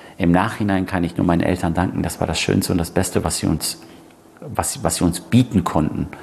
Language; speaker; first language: German; early bilingual, other home language; Persian